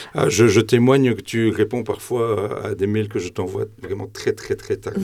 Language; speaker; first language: French; native; French